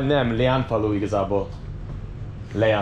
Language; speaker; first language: Hungarian; non-native, learner; English